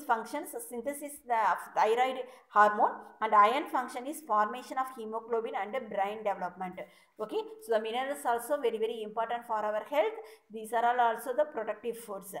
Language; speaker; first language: English; non-native, local second language; Tamil